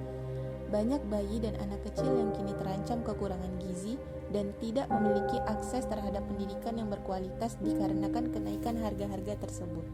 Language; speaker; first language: Indonesian; native; Indonesian